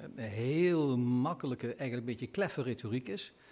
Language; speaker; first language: Dutch; native; Dutch